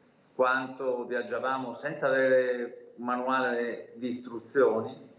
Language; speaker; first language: Italian; native; Italian